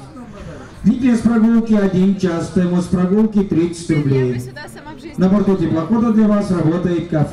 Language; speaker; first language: Russian; native; Russian